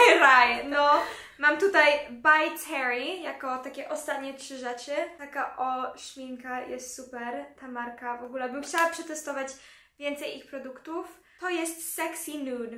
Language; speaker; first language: Polish; early bilingual, heritage; Polish